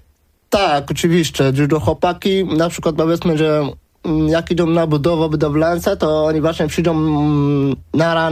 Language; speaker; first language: Polish; early bilingual, other home language; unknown